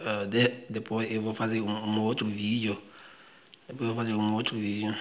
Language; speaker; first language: Portuguese; non-native, fluent; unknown